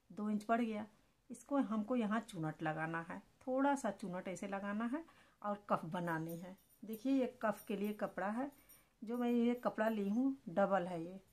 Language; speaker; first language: Hindi; native; Hindi